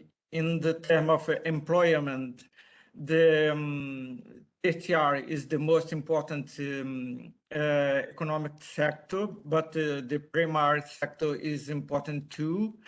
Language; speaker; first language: English; non-native, learner; Portuguese